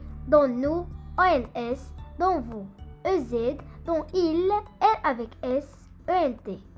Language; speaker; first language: French; non-native, fluent; Arabic